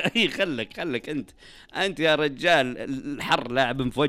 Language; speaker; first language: Arabic; native; Arabic